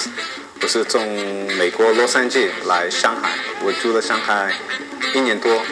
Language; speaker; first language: Chinese; non-native, learner; English